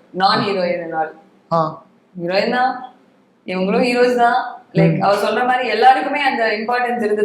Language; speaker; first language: Tamil; native; Tamil